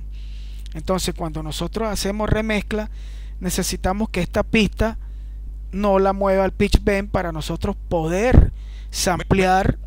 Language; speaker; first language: Spanish; native; Spanish